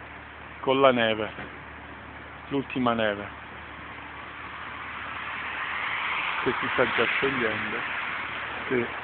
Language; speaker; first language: Italian; native; Italian